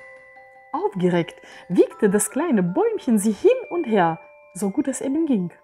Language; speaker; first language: German; native; German